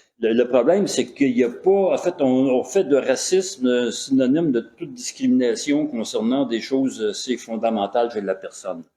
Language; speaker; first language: French; native; French